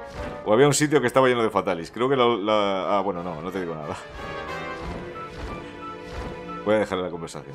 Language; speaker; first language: Spanish; native; Spanish